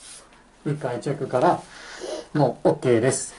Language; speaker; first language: Japanese; non-native, fluent; English